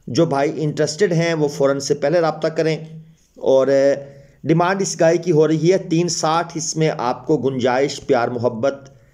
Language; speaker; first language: Urdu; non-native, local second language; Punjabi